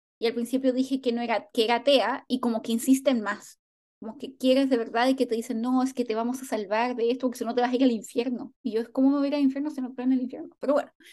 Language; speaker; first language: Spanish; native; Spanish